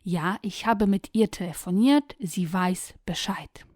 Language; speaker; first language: German; non-native, fluent; Polish